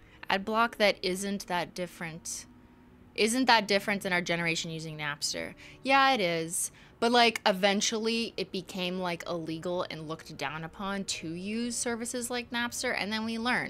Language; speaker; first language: English; native; English